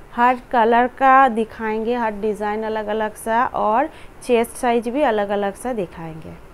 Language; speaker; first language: Hindi; non-native, local second language; Bangla